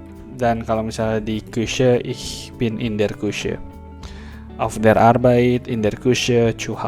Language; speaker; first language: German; non-native, fluent; Indonesian